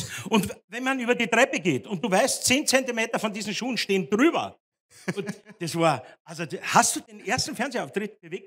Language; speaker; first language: German; native; German